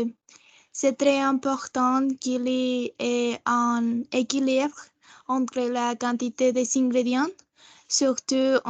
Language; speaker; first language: French; non-native, learner; Spanish